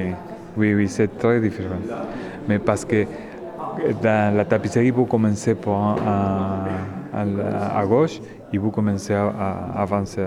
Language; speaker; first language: French; non-native, learner; Spanish